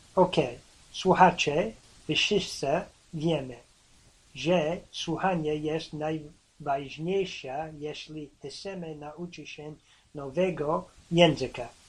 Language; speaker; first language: Polish; non-native, learner; English